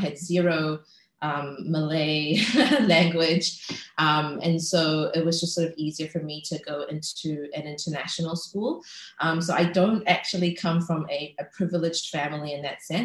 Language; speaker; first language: English; native; English